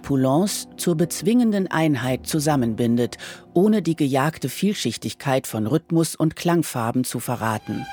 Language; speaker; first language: German; native; German